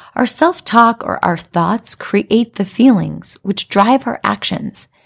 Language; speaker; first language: English; native; English